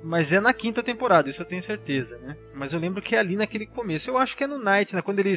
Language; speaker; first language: Portuguese; native; Portuguese